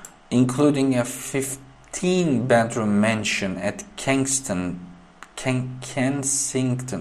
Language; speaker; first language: English; non-native, fluent; Turkish